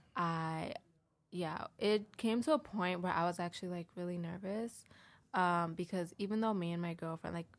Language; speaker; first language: English; early bilingual, heritage; English